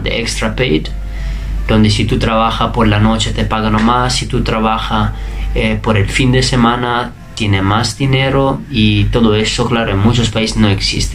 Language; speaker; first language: Spanish; non-native, fluent; Italian